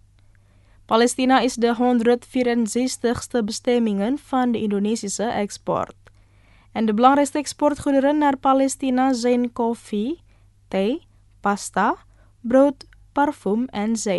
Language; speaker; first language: Dutch; non-native, fluent; Indonesian